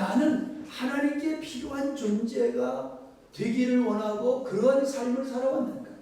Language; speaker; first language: Korean; native; Korean